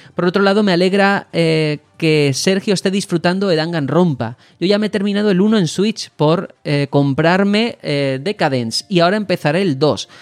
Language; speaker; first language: Spanish; native; Spanish